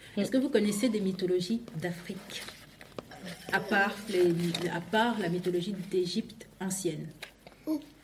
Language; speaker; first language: French; non-native, local second language; Duala